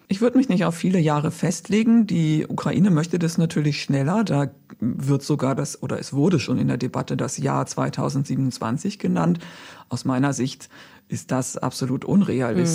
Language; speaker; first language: German; native; German